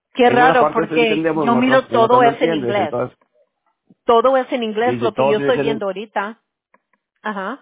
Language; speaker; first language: Spanish; early bilingual, heritage; Spanish